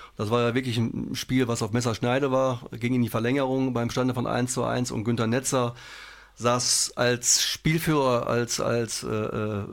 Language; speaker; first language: German; native; German